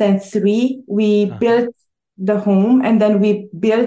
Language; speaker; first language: English; non-native, fluent; Romanian